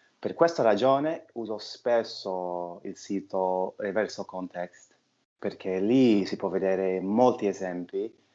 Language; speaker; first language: Italian; non-native, fluent; English